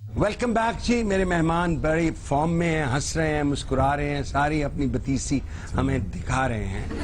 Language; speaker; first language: Urdu; non-native, local second language; Punjabi